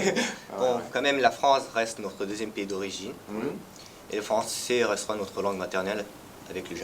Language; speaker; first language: French; early bilingual, heritage; French